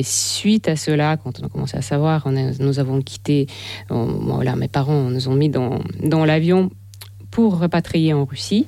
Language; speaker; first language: French; non-native, fluent; Russian